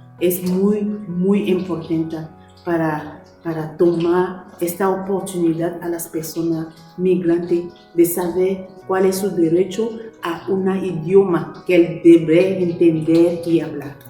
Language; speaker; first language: Spanish; non-native, learner; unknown